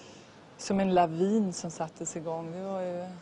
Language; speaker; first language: Swedish; native; Swedish